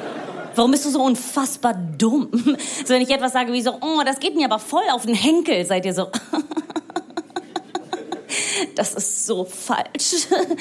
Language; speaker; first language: German; non-native, fluent; Italian